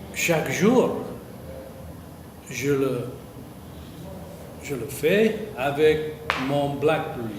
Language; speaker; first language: French; non-native, fluent; English